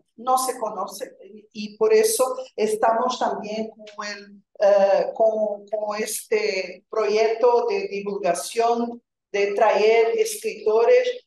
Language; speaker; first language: Spanish; non-native, fluent; Portuguese